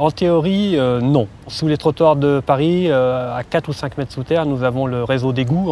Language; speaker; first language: French; native; French